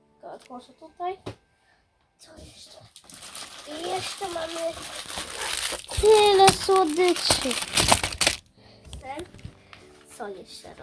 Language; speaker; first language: Polish; early bilingual, heritage; Polish